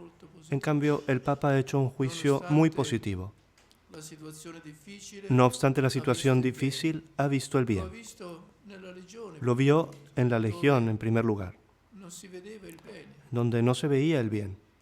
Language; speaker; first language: Spanish; non-native, fluent; Italian